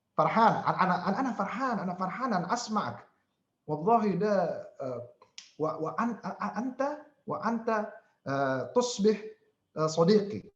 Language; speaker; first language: Arabic; non-native, fluent; Indonesian